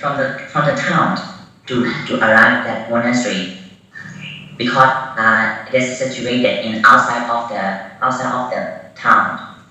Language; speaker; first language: English; non-native, learner; Burmese